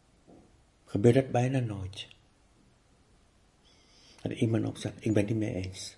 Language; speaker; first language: Dutch; non-native, fluent; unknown